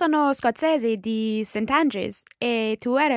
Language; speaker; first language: Italian; non-native, learner; English